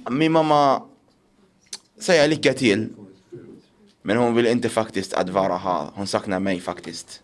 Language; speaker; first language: Swedish; non-native, local second language; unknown